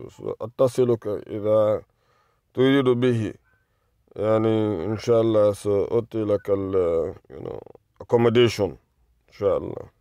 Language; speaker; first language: Arabic; non-native, fluent; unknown